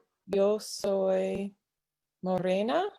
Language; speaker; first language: Spanish; non-native, learner; English